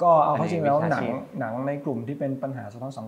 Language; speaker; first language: Thai; native; Thai